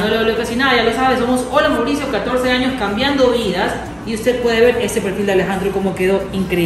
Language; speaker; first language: Spanish; native; Spanish